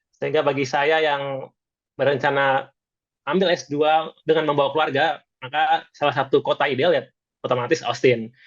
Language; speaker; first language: Indonesian; native; Indonesian